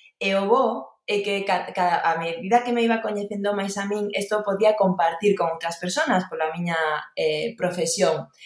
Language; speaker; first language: Galician; non-native, local second language; Spanish